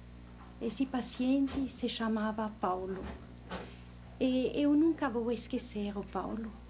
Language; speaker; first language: Portuguese; non-native, fluent; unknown